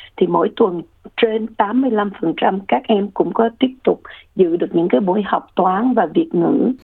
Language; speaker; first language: Vietnamese; early bilingual, heritage; Vietnamese